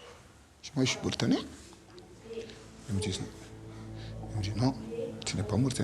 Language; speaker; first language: French; non-native, local second language; Arabic